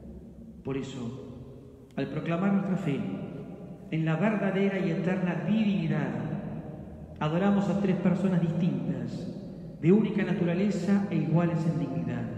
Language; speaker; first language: Spanish; native; Spanish